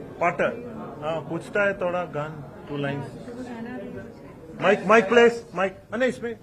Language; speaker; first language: Hindi; non-native, local second language; Malayalam